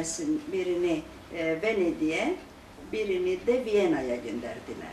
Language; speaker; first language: Turkish; non-native, local second language; Greek